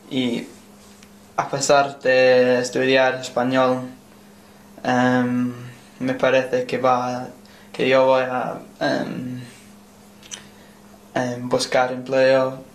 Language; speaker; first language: Spanish; non-native, learner; English